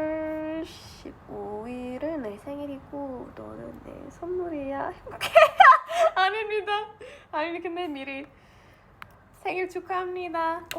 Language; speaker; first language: Korean; non-native, learner; English